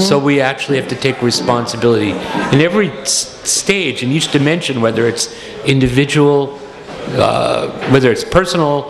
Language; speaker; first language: English; native; English